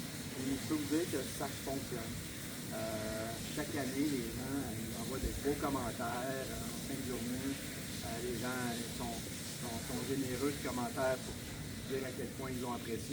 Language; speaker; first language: French; native; French